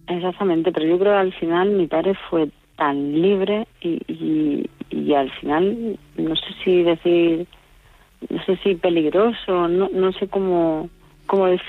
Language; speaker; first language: Spanish; native; Spanish